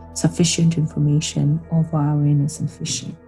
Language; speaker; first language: English; non-native, local second language; Zulu